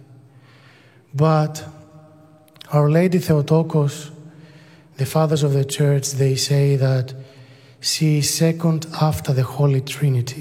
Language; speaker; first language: English; non-native, fluent; Greek